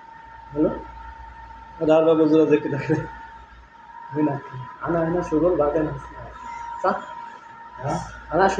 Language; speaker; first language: Arabic; non-native, learner; Bangla